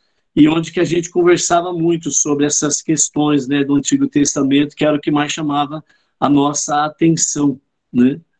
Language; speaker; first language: Portuguese; native; Portuguese